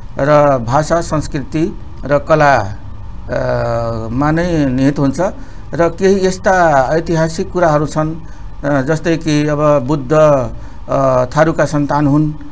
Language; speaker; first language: Nepali; non-native, local second language; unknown